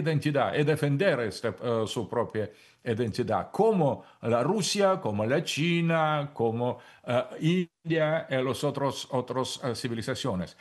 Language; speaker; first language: Spanish; non-native, fluent; Russian